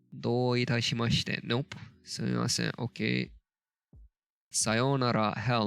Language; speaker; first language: Japanese; non-native, learner; Turkish